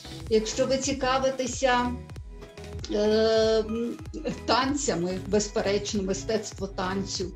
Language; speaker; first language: Ukrainian; native; Ukrainian